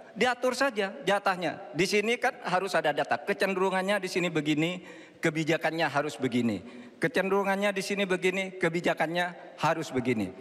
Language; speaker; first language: Indonesian; native; Indonesian